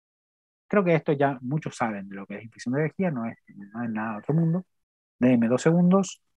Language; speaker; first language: Spanish; native; Spanish